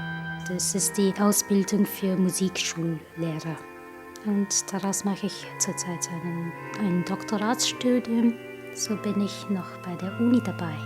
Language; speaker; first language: German; non-native, fluent; Japanese